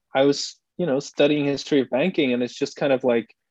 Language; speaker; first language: English; non-native, fluent; Dutch